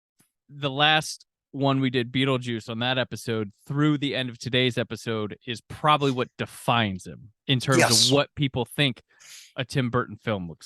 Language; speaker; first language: English; native; English